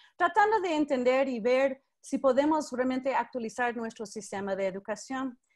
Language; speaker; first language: Spanish; non-native, fluent; English